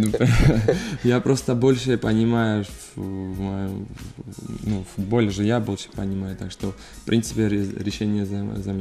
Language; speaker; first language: Russian; non-native, learner; Georgian